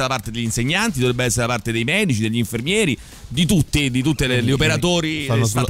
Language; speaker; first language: Italian; native; Italian